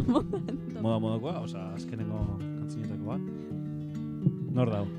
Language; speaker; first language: Basque; native; Basque